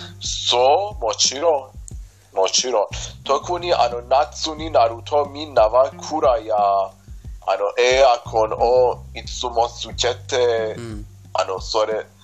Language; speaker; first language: Japanese; non-native, fluent; Persian